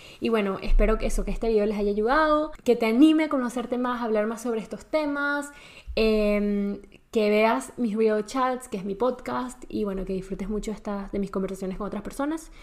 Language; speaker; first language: Spanish; native; Spanish